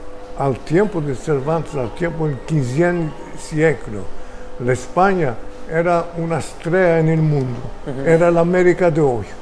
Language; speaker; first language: Spanish; early bilingual, heritage; Ladino